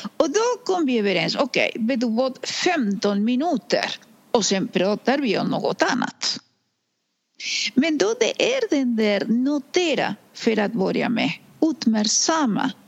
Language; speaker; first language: Swedish; non-native, fluent; Spanish